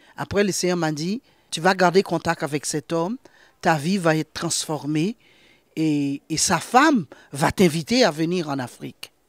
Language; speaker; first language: French; non-native, local second language; Haitian Creole